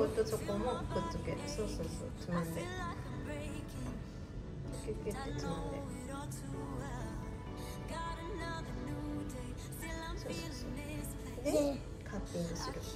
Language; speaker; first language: Japanese; native; Japanese